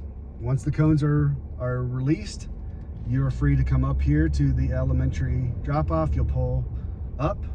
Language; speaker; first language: English; native; English